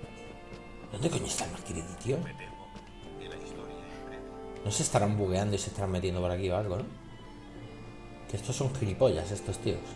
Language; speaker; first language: Spanish; native; Spanish